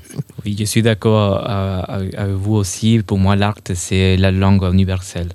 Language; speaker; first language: French; non-native, fluent; Spanish